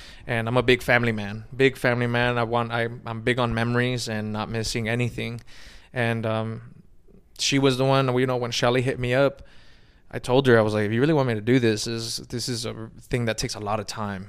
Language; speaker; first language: English; native; English